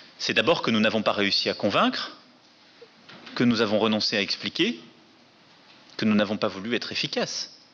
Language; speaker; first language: French; native; French